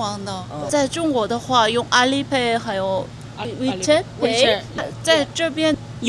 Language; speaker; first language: Chinese; non-native, learner; Korean